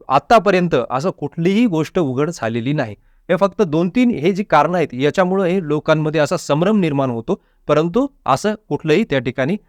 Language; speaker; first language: Marathi; native; Marathi